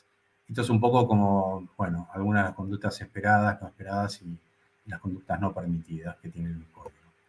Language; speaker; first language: Spanish; native; Spanish